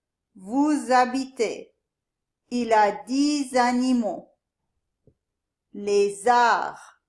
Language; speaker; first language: French; non-native, fluent; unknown